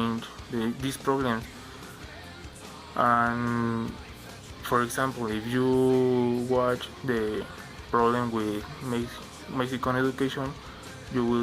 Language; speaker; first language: English; non-native, learner; Spanish